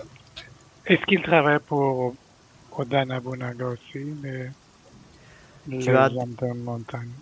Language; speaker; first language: French; non-native, learner; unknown